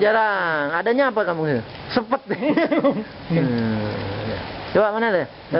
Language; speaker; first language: Indonesian; native; Indonesian